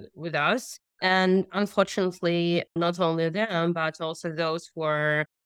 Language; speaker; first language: English; non-native, fluent; Russian